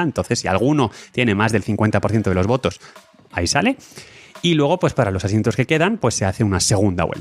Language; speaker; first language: Spanish; native; Spanish